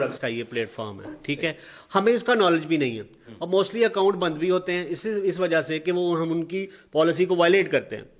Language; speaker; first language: Urdu; non-native, local second language; Punjabi